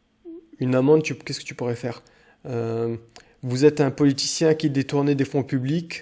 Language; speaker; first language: French; native; French